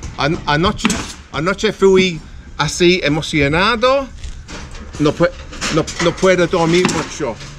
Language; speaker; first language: Spanish; non-native, learner; English